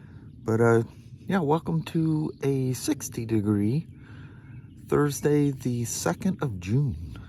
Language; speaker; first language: English; native; English